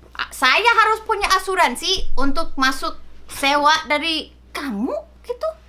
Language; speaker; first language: Indonesian; non-native, fluent; English